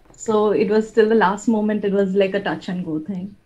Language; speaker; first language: English; non-native, local second language; Bangla